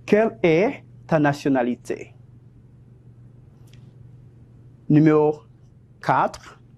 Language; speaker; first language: French; non-native, fluent; Spanish